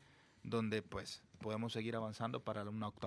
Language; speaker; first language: Spanish; native; Spanish